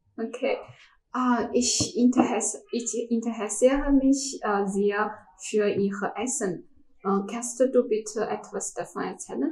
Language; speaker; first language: German; non-native, learner; Chinese